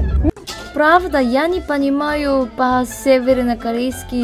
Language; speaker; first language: Russian; non-native, learner; Korean